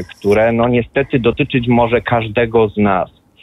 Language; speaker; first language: Polish; non-native, local second language; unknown